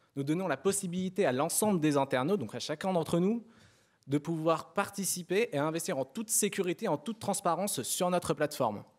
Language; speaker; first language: French; native; French